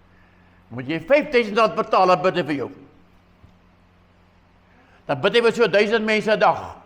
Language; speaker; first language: Afrikaans; native; Afrikaans